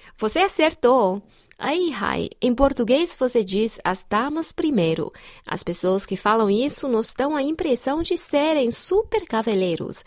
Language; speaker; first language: Portuguese; non-native, fluent; Chinese